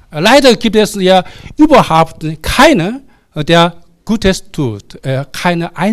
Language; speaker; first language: German; non-native, learner; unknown